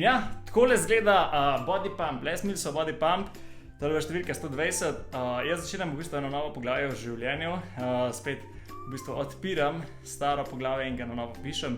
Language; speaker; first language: Slovenian; native; Slovenian